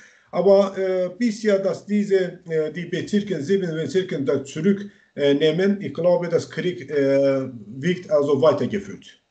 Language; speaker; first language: German; non-native, learner; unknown